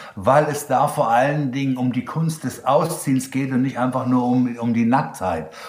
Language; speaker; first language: German; native; German